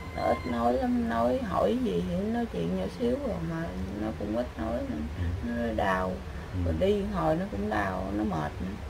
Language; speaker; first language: Vietnamese; native; Vietnamese